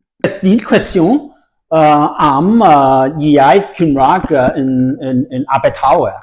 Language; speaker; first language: Welsh; non-native, learner; English